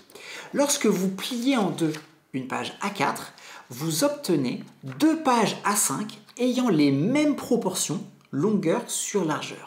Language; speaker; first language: French; native; French